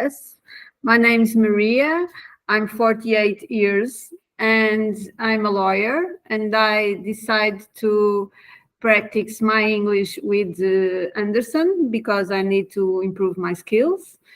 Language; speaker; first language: English; non-native, learner; Portuguese